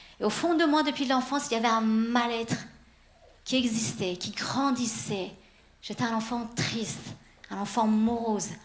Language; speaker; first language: French; early bilingual, other home language; Persian